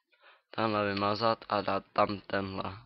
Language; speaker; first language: Czech; native; Czech